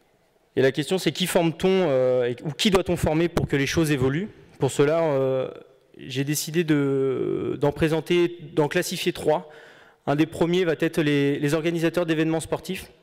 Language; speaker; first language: French; native; French